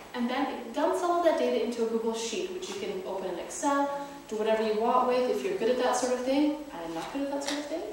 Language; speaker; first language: English; native; English